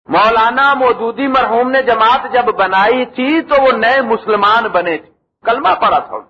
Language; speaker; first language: Urdu; native; Urdu